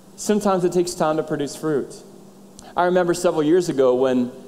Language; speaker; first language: English; native; English